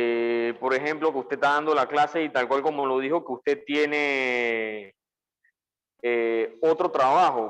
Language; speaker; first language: Spanish; native; Spanish